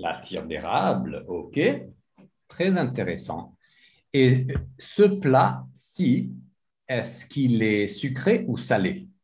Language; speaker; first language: French; non-native, fluent; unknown